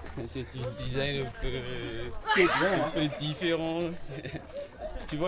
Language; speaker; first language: French; non-native, local second language; Malagasy